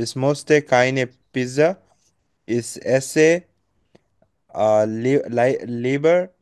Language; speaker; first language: German; non-native, learner; Bangla